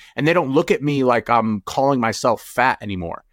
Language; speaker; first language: English; native; English